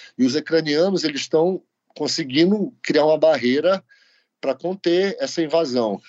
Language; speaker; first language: Portuguese; native; Portuguese